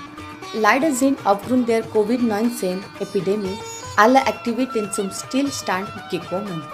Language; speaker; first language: German; non-native, fluent; Marathi